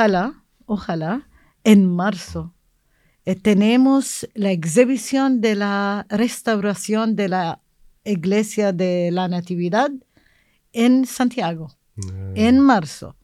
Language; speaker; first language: Spanish; non-native, learner; Arabic